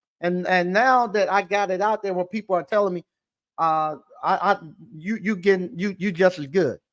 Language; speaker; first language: English; native; English